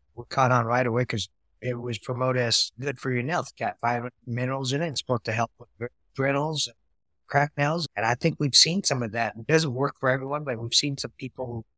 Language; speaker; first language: English; non-native, fluent; Vietnamese